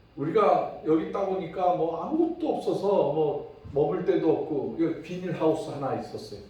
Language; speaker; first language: Korean; native; Korean